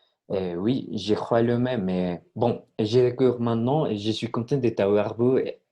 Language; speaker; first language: French; non-native, learner; Spanish